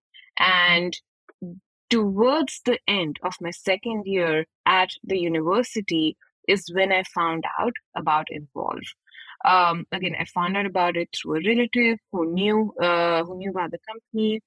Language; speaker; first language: English; non-native, local second language; Hindi